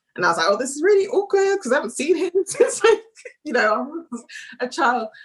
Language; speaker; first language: English; native; English